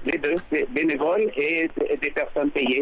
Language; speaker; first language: French; non-native, fluent; English